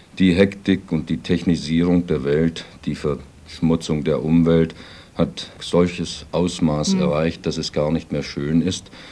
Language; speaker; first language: German; native; German